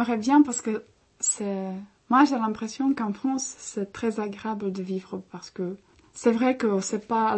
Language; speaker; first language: French; non-native, fluent; Czech